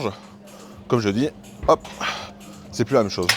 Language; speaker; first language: French; native; French